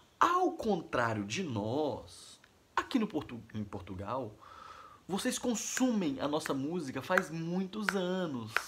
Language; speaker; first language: Portuguese; native; Portuguese